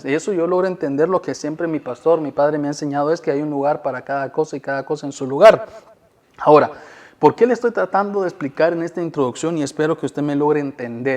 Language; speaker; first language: Spanish; native; Spanish